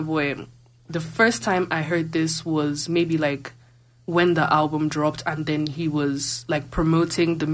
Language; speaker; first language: English; non-native, local second language; Igbo